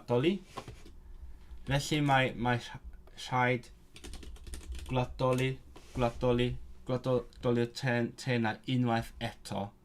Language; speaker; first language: Welsh; non-native, learner; Cantonese